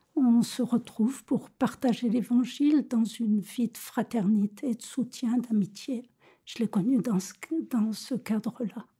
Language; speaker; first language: French; native; French